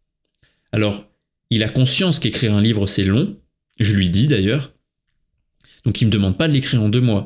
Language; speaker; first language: French; native; French